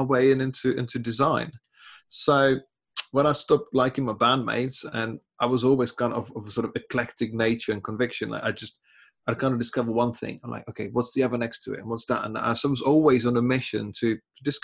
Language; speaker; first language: English; non-native, fluent; Czech